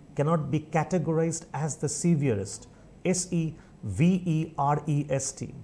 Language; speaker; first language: English; non-native, local second language; Bangla